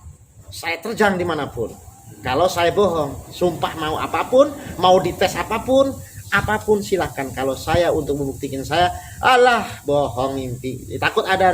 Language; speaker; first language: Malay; non-native, local second language; Javanese